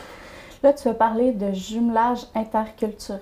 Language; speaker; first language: French; native; French